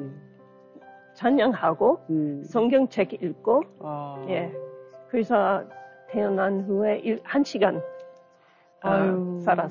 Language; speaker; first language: Korean; non-native, learner; English